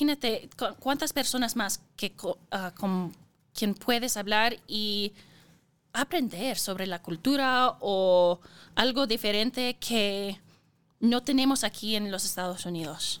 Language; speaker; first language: Spanish; non-native, fluent; English